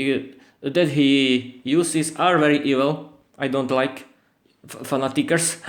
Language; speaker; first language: English; non-native, learner; Slovak